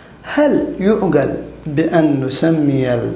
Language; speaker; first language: Arabic; native; Arabic